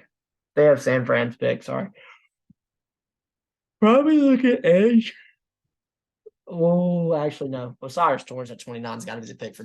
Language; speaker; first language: English; native; English